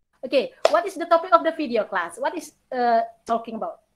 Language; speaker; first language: English; non-native, learner; Indonesian